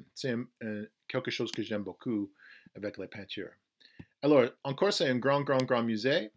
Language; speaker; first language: French; non-native, fluent; English